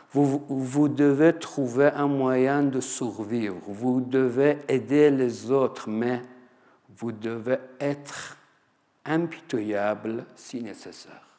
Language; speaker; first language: French; non-native, fluent; Persian